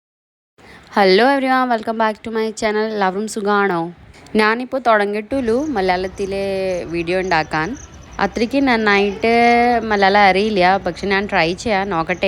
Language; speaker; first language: Malayalam; non-native, learner; Hindi